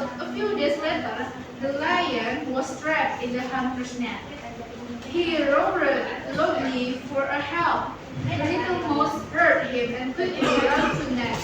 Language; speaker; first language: English; non-native, learner; Indonesian